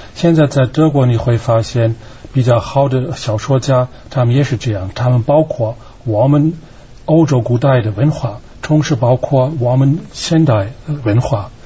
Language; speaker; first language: Chinese; non-native, fluent; German